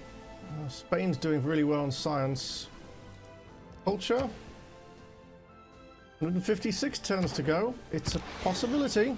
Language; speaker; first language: English; native; English